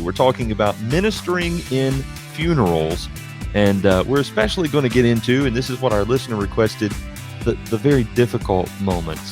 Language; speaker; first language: English; native; English